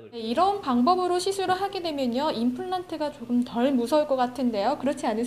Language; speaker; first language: Korean; native; Korean